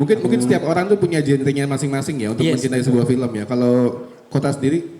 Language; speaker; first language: Indonesian; native; Indonesian